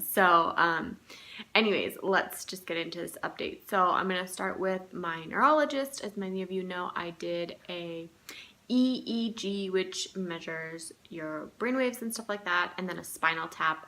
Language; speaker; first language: English; native; English